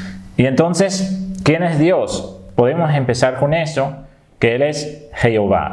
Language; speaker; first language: Spanish; non-native, fluent; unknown